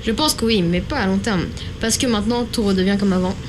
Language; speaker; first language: French; native; French